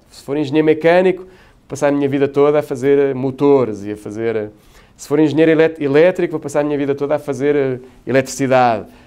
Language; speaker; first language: Portuguese; native; Portuguese